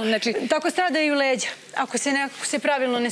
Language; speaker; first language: Serbian; native; Serbian